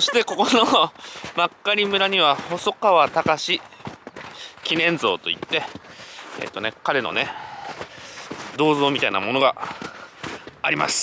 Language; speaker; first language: Japanese; native; Japanese